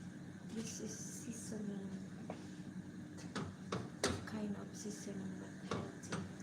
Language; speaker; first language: English; non-native, learner; Bikol